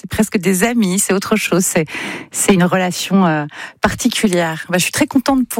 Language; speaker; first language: French; native; French